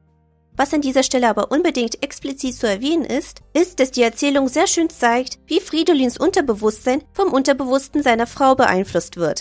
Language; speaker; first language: German; native; German